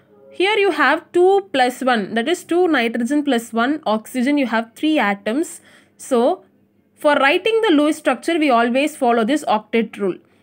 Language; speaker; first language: English; non-native, local second language; Tamil